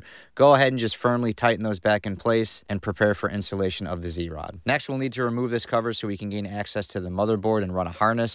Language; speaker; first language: English; native; English